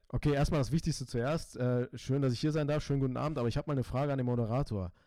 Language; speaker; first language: German; early bilingual, other home language; Turkish